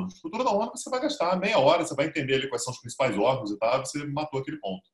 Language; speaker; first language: Portuguese; native; Portuguese